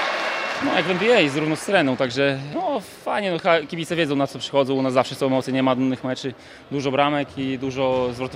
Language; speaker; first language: Polish; native; Polish